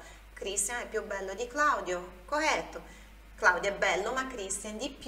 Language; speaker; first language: Italian; non-native, fluent; Portuguese